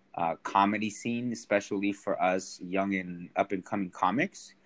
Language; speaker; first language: English; early bilingual, other home language; Spanish